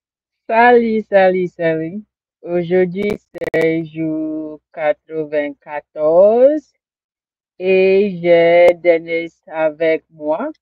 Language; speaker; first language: French; non-native, learner; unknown